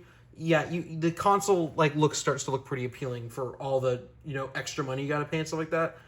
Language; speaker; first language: English; native; English